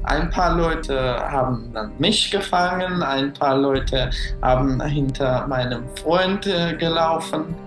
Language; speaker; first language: German; non-native, fluent; Russian